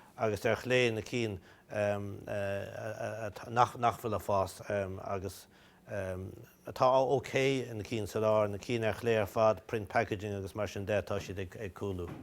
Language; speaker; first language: Irish; native; Irish